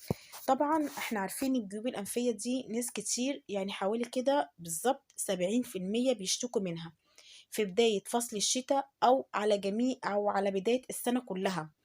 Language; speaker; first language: Arabic; native; Arabic